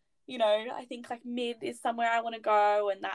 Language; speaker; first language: English; native; English